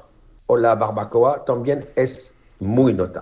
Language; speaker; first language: Spanish; non-native, fluent; French